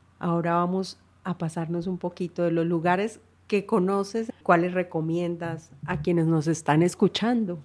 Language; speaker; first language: Spanish; native; Spanish